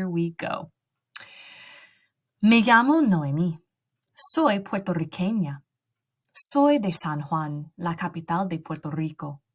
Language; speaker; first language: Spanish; non-native, learner; English